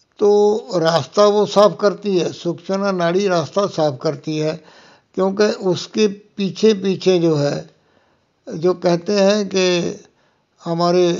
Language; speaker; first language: Hindi; non-native, local second language; Punjabi